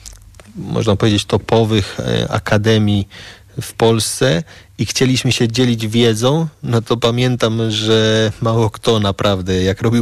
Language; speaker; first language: Polish; early bilingual, heritage; Polish